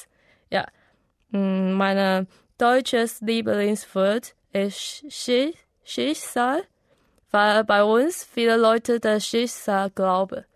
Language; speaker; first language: German; non-native, learner; Chinese